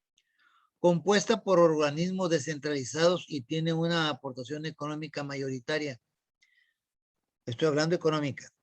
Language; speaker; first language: Spanish; native; Spanish